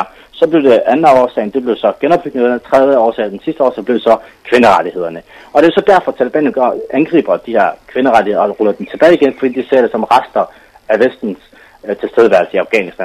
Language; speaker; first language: Danish; non-native, fluent; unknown